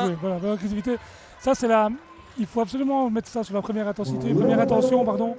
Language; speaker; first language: French; native; French